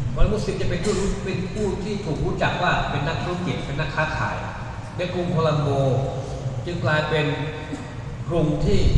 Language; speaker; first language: Thai; non-native, local second language; Malay